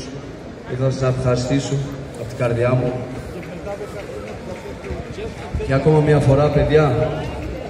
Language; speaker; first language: Greek; non-native, fluent; Portuguese